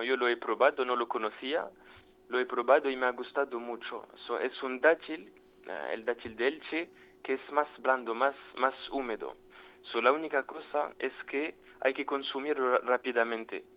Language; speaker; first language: Spanish; non-native, fluent; French